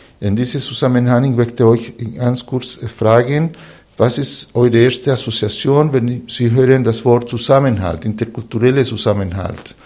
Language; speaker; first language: German; non-native, fluent; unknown